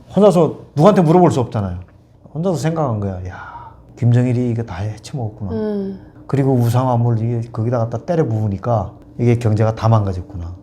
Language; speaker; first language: Korean; native; Korean